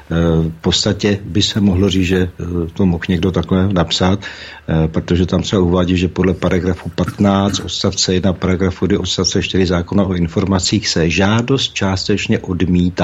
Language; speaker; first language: Czech; native; Czech